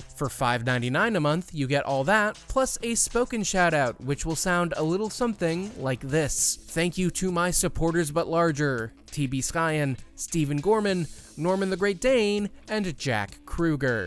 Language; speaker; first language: English; native; English